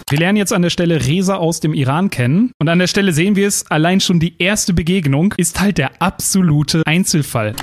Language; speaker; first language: German; native; German